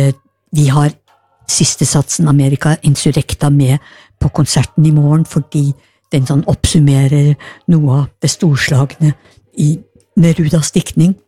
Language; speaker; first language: Norwegian; native; Norwegian